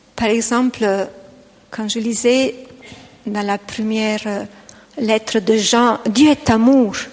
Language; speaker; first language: French; non-native, fluent; Italian